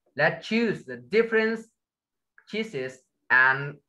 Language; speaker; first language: English; non-native, learner; Vietnamese